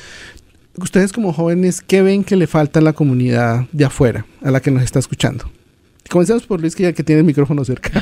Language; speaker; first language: Spanish; native; Spanish